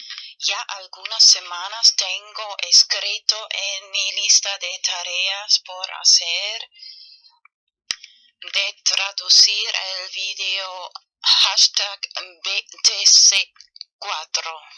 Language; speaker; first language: Spanish; non-native, fluent; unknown